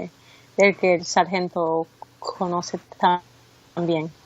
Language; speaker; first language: Spanish; early bilingual, heritage; Spanish